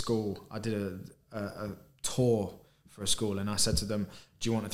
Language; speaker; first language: English; native; English